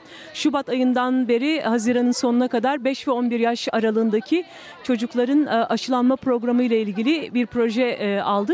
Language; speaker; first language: Turkish; native; Turkish